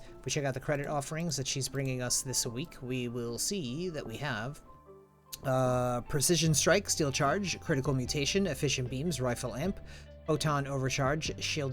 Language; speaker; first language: English; native; English